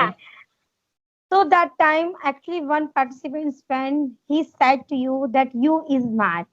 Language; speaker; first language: English; non-native, learner; Hindi